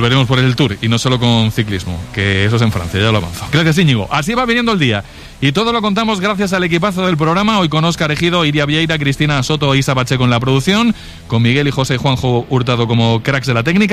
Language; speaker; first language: Spanish; native; Spanish